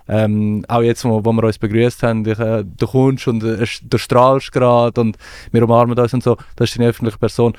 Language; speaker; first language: German; early bilingual, other home language; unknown